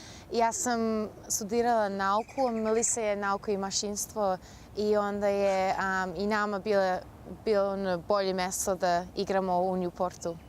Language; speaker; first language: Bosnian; early bilingual, heritage; Bosnian